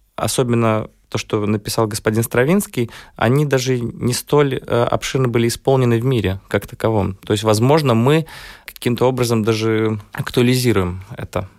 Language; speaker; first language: Russian; native; Russian